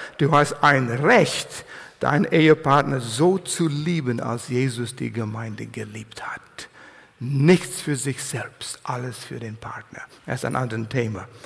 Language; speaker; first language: German; non-native, fluent; English